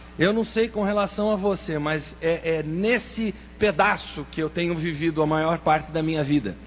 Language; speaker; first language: Portuguese; native; Portuguese